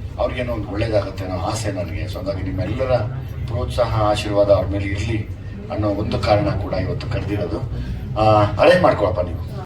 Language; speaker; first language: Kannada; native; Kannada